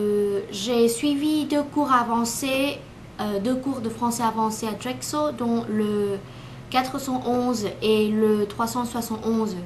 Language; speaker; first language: French; non-native, learner; Vietnamese